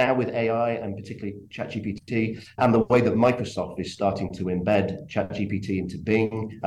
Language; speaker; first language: English; native; English